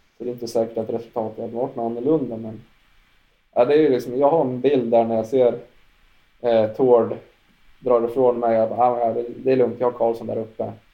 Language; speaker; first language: Swedish; native; Swedish